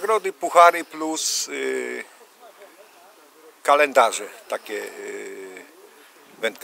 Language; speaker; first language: Polish; native; Polish